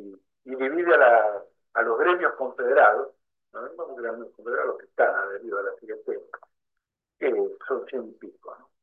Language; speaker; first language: Spanish; native; Spanish